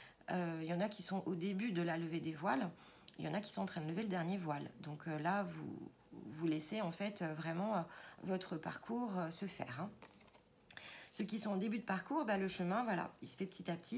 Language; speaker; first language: French; native; French